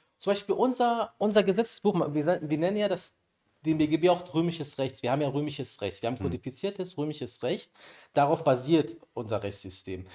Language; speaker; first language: German; early bilingual, other home language; Persian